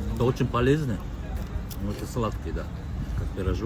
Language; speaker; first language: Russian; non-native, local second language; Kazakh